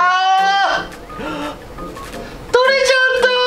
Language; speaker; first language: Japanese; native; Japanese